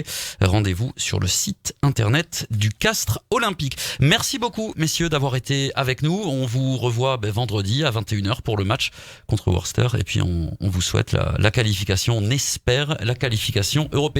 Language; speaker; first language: French; native; French